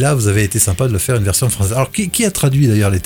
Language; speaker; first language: French; native; French